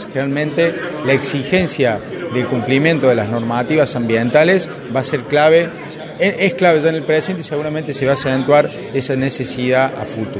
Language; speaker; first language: Spanish; native; Spanish